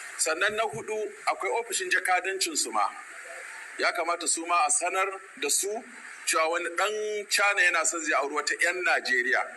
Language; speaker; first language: Hausa; native; Hausa